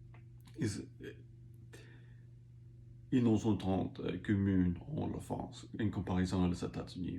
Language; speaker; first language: French; non-native, learner; English